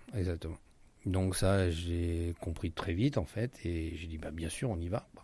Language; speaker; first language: French; native; French